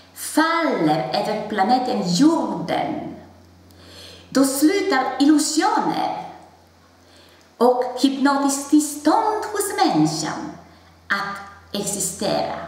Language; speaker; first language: Swedish; non-native, fluent; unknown